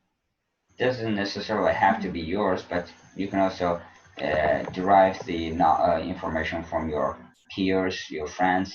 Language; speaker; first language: English; non-native, fluent; Azerbaijani